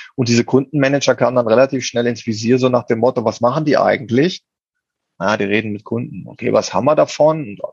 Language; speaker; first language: German; native; German